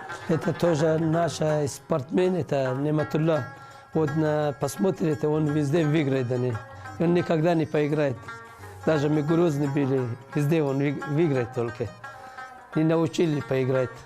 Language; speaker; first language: Russian; non-native, learner; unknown